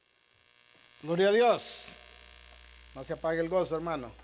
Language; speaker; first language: Spanish; native; Spanish